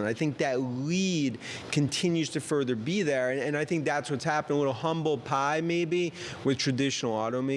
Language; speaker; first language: English; native; English